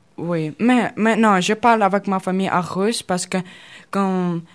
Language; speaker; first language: French; non-native, learner; Russian